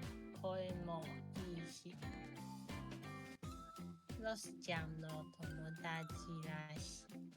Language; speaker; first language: Japanese; non-native, learner; Chinese